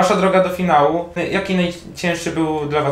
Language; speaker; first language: Polish; native; Polish